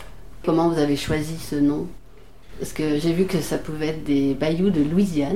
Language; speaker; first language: French; native; French